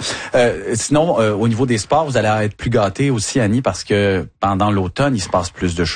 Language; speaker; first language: French; native; French